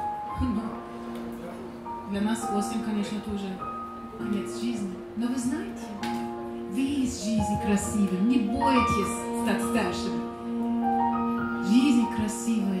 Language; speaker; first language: Russian; non-native, learner; German